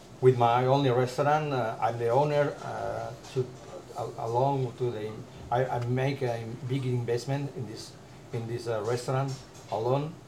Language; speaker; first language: English; non-native, learner; Spanish